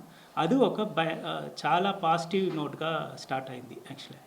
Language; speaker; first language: Telugu; non-native, learner; Tamil